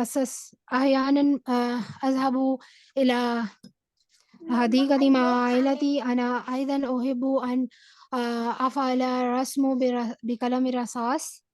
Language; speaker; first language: Arabic; non-native, learner; Urdu